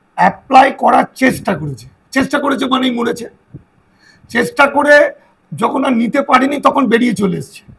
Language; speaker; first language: Bangla; native; Bangla